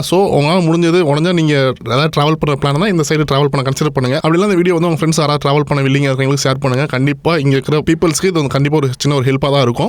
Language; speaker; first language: Tamil; native; Tamil